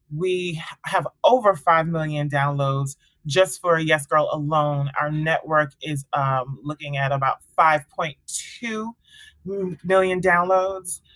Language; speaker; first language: English; early bilingual, other home language; Akan